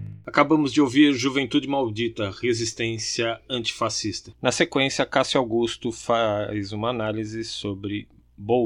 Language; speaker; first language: Portuguese; native; Portuguese